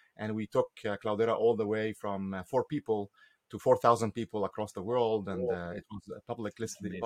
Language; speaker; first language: English; non-native, fluent; Arabic